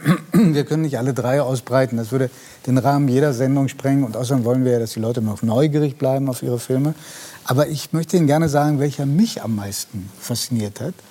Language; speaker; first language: German; native; German